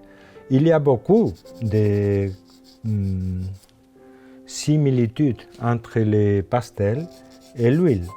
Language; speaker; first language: French; non-native, fluent; Spanish